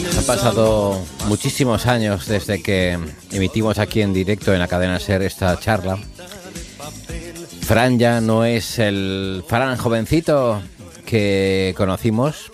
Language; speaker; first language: Spanish; native; Spanish